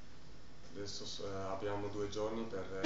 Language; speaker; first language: Italian; non-native, learner; German